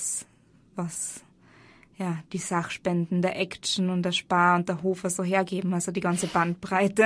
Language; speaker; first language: German; native; German